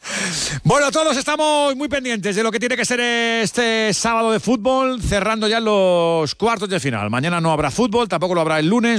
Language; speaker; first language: Spanish; native; Spanish